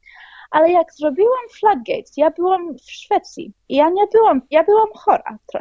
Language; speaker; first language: Polish; early bilingual, heritage; Polish